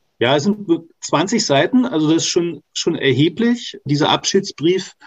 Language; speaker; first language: German; native; German